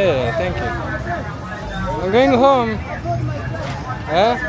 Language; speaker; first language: English; non-native, learner; French